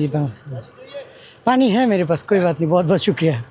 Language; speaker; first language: Hindi; non-native, learner; Bangla